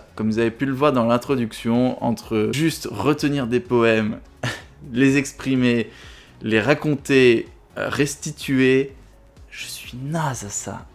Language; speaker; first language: French; native; French